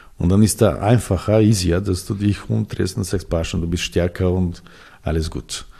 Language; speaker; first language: German; non-native, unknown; Serbian